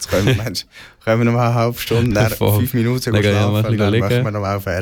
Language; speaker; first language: German; native; German